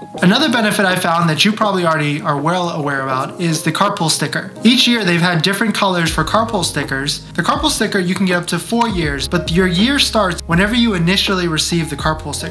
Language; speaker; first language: English; native; English